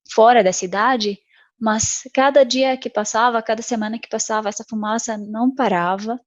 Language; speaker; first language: Portuguese; non-native, fluent; Arabic